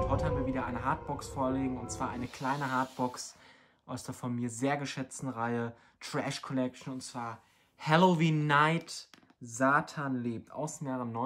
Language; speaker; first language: German; native; German